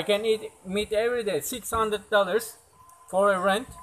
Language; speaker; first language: English; non-native, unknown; Turkish